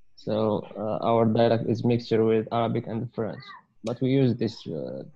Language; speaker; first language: English; non-native, learner; Arabic